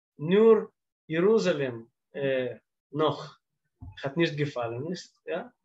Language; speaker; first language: German; non-native, fluent; Russian